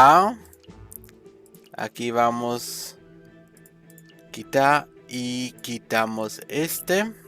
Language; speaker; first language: Spanish; non-native, fluent; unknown